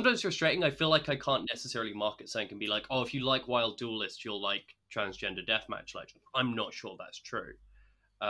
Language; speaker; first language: English; native; English